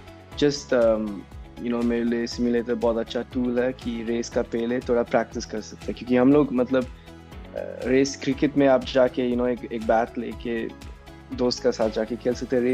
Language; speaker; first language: Hindi; non-native, local second language; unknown